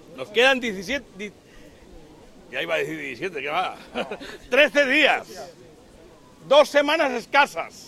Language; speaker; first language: Spanish; native; Spanish